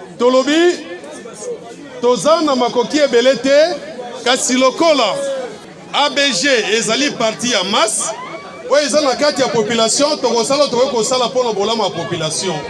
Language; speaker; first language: Lingala; native; Lingala